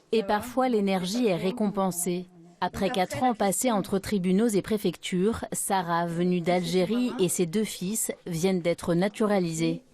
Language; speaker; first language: French; native; French